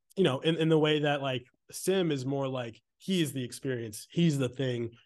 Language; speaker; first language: English; native; English